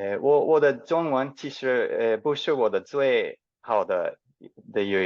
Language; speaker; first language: Chinese; non-native, fluent; English